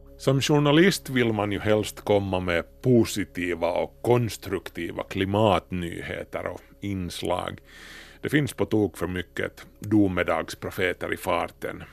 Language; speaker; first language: Swedish; native; Swedish